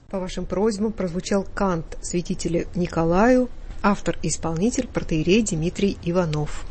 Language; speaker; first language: Russian; native; Russian